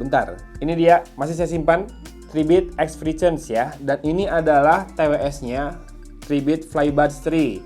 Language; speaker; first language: Indonesian; native; Indonesian